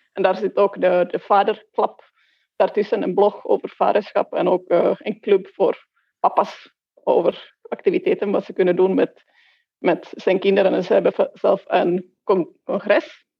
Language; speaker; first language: Dutch; non-native, fluent; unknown